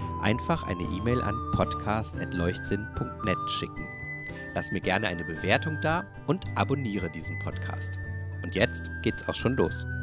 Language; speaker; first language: German; native; German